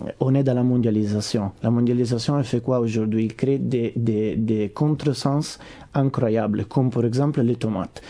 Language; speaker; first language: French; non-native, fluent; Italian